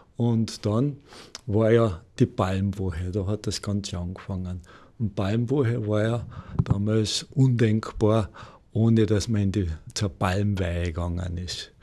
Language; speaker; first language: German; native; German